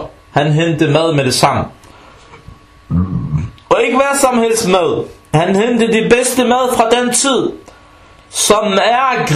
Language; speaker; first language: Danish; non-native, fluent; Arabic